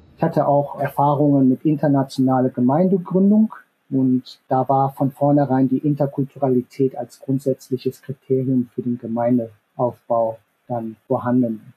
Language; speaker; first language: German; early bilingual, other home language; Korean